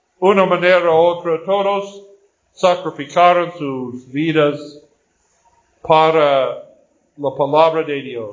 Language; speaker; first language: Spanish; non-native, fluent; Portuguese